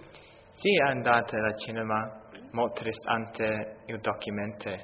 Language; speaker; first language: Italian; non-native, learner; English